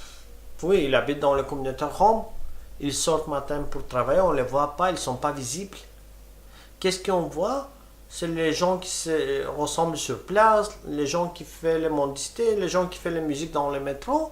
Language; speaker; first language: French; non-native, fluent; Romany